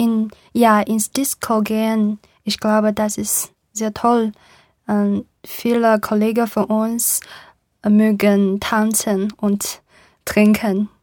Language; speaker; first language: German; non-native, learner; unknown